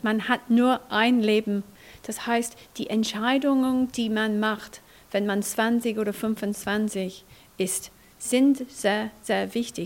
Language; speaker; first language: German; non-native, fluent; English